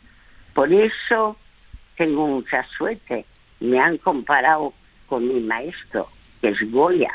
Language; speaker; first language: Spanish; early bilingual, other home language; French